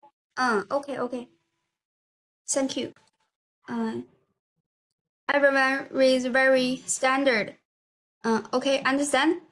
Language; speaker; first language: English; non-native, learner; Chinese